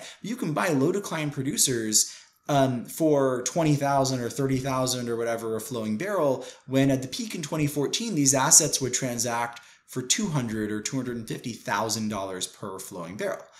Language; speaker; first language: English; native; English